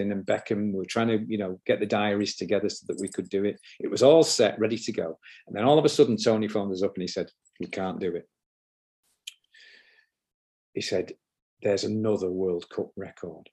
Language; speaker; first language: English; native; English